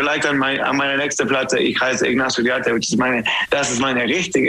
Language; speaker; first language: German; non-native, learner; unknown